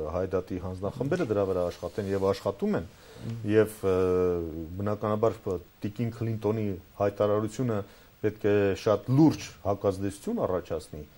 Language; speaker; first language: Armenian; native; Armenian